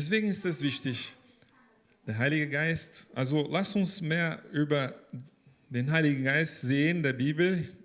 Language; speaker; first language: German; non-native, fluent; Portuguese